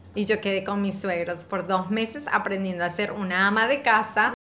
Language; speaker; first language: Spanish; native; Spanish